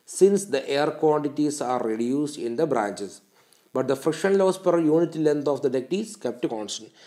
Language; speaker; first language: English; non-native, local second language; Malayalam